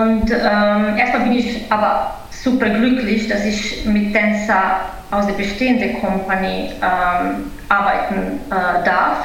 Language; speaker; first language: German; non-native, fluent; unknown